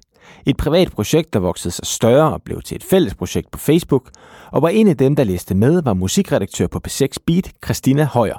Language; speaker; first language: Danish; native; Danish